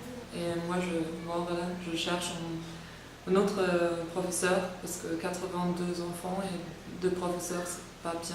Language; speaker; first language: French; non-native, fluent; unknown